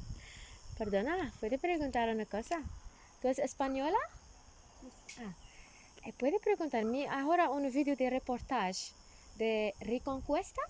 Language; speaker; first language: Spanish; non-native, learner; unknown